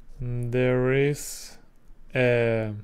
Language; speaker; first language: English; non-native, learner; Russian